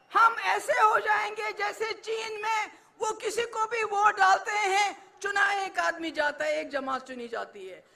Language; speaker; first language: Hindi; native; Hindi